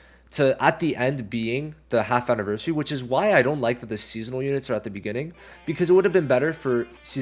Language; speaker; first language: English; native; English